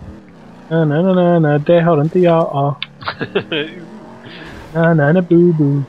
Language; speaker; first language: Swedish; native; Swedish